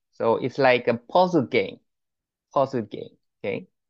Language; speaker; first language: English; non-native, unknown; Korean